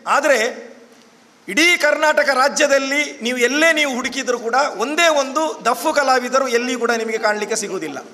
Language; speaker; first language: Kannada; non-native, local second language; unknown